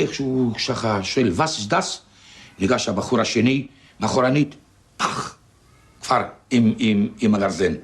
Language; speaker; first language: Hebrew; non-native, fluent; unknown